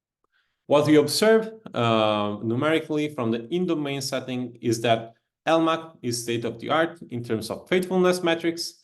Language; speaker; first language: English; non-native, fluent; Italian